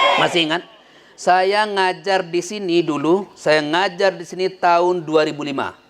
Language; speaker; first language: Malay; non-native, local second language; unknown